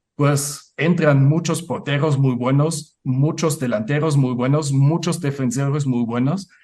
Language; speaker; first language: Spanish; non-native, fluent; German